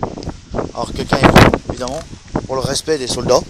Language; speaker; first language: French; native; French